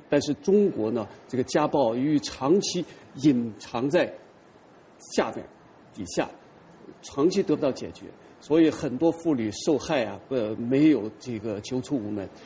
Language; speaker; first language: Chinese; native; Chinese